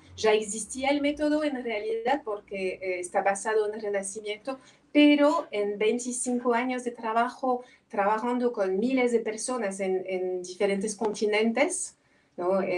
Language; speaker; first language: Spanish; non-native, fluent; French